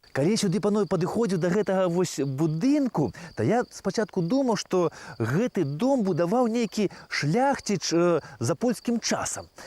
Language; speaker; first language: Belarusian; native; Belarusian